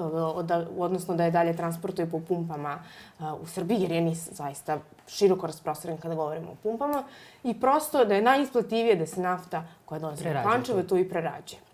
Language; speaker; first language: Serbian; native; Serbian